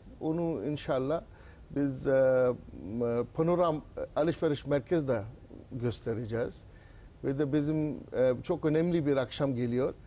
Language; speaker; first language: Turkish; non-native, learner; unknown